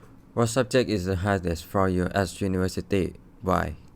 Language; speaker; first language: English; non-native, learner; Thai